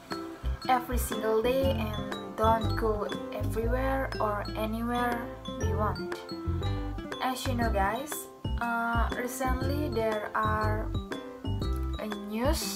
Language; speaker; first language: English; non-native, learner; Indonesian